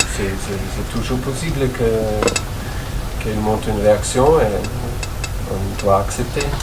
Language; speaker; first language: French; non-native, learner; German